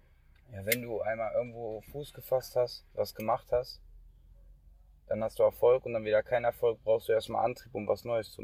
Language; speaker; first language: German; native; German